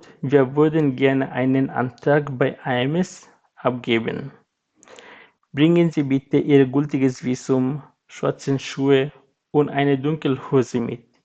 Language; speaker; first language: German; non-native, fluent; Bangla